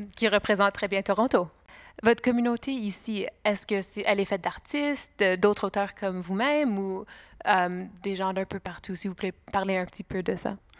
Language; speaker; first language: French; native; French